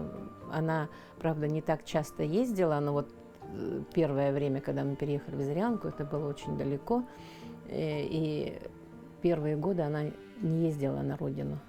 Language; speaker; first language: Russian; non-native, local second language; Yakut